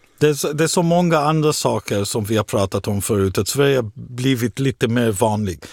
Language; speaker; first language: Swedish; non-native, fluent; Hebrew